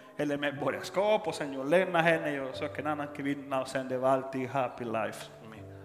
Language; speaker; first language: Swedish; non-native, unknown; Spanish